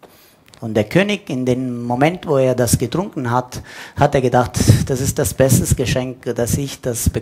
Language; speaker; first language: German; non-native, fluent; Italian